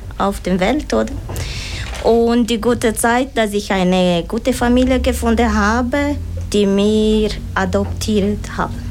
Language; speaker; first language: German; non-native, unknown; Portuguese